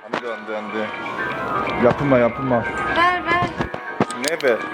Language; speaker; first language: Turkish; non-native, learner; Korean